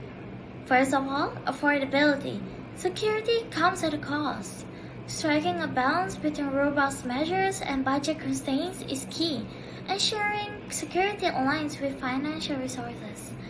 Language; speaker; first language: English; non-native, local second language; Malay